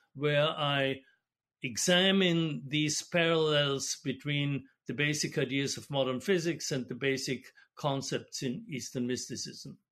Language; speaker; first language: English; non-native, fluent; German